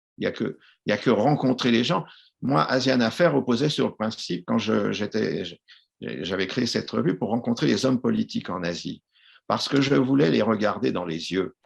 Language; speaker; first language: French; native; French